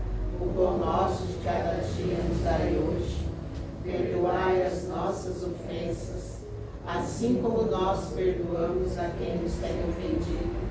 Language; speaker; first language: Portuguese; native; Portuguese